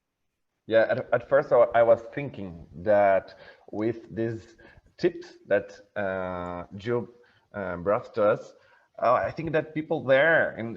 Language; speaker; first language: English; non-native, fluent; Portuguese